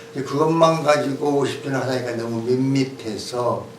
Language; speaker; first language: Korean; native; Korean